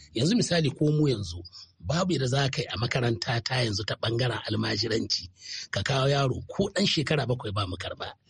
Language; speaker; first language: Hausa; native; Hausa